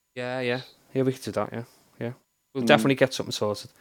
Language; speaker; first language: English; native; English